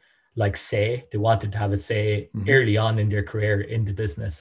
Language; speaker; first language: English; native; English